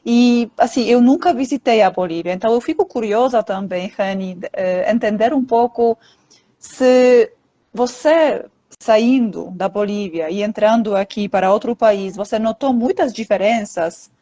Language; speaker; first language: Portuguese; non-native, fluent; Polish